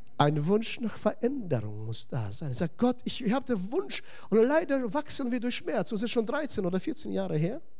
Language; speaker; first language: German; non-native, fluent; Russian